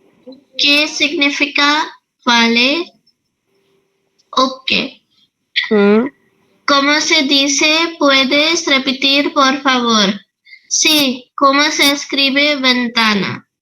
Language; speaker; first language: Spanish; non-native, learner; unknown